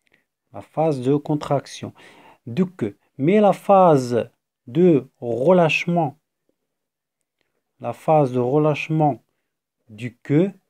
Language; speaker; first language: French; non-native, fluent; Arabic